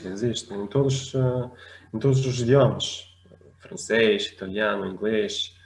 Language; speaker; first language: Portuguese; non-native, fluent; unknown